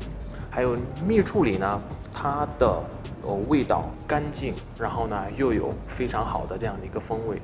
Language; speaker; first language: Chinese; native; Chinese